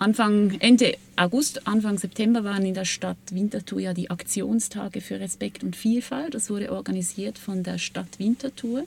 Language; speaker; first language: German; native; German